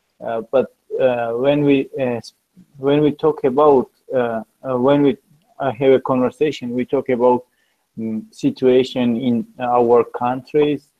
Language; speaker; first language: English; non-native, learner; Georgian